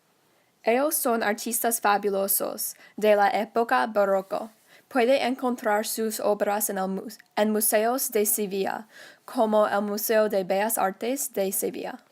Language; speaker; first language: Spanish; non-native, learner; English